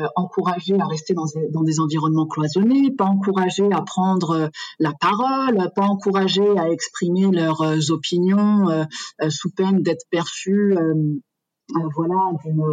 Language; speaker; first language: French; native; French